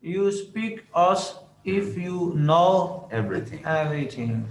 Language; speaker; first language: English; non-native, learner; Urdu